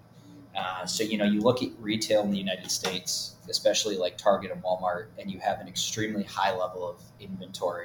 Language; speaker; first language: English; native; English